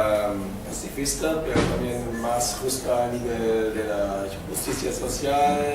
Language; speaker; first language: Spanish; non-native, fluent; German